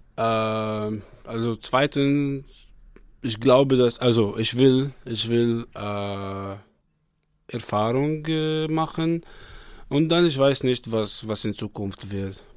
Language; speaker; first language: German; non-native, learner; Arabic